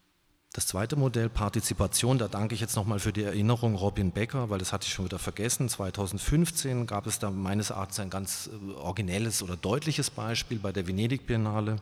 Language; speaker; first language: German; native; German